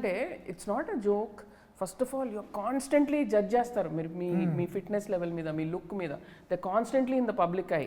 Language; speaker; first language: Telugu; native; Telugu